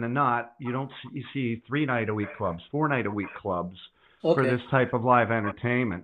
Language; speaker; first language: English; native; English